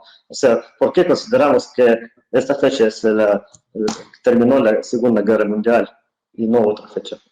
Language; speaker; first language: Spanish; non-native, fluent; Russian